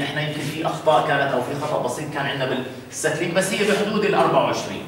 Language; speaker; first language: Arabic; native; Arabic